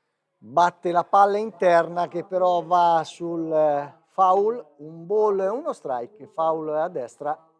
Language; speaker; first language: Italian; native; Italian